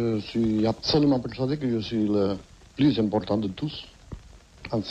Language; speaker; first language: French; non-native, fluent; Catalan